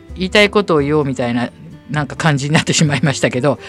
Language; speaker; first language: Japanese; native; Japanese